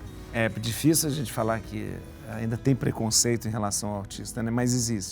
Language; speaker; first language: Portuguese; native; Portuguese